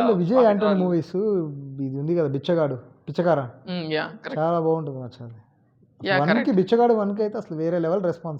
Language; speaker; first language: Telugu; native; Telugu